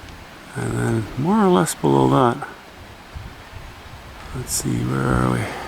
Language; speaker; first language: English; native; English